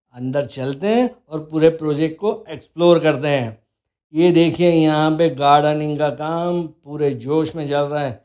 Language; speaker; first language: Hindi; non-native, local second language; Gujarati